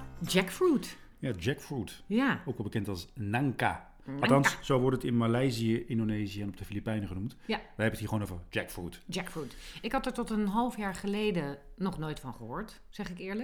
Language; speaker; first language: Dutch; native; Dutch